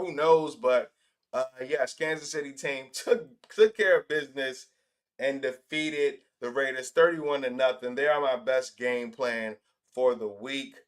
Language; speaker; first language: English; native; English